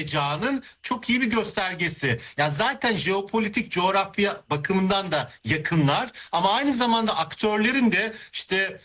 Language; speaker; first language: Turkish; native; Turkish